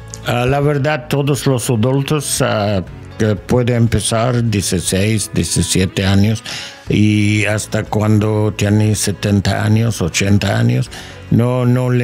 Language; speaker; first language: Spanish; non-native, fluent; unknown